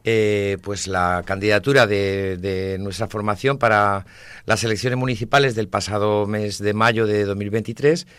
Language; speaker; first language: Spanish; native; Spanish